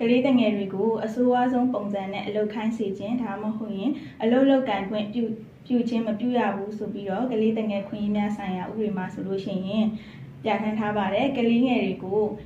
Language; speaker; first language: Burmese; native; Burmese